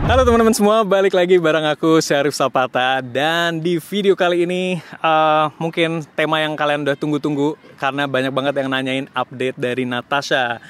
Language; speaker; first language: Indonesian; native; Indonesian